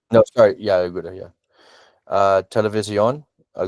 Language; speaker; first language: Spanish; non-native, learner; English